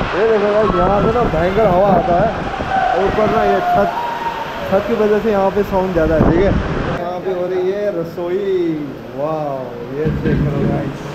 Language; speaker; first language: Hindi; non-native, local second language; Nepali